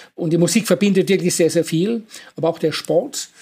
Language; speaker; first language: German; native; German